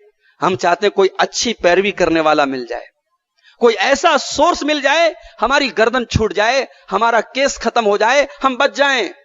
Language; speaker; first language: Urdu; native; Urdu